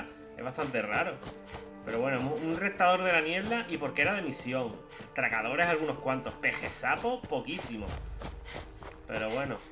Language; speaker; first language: Spanish; native; Spanish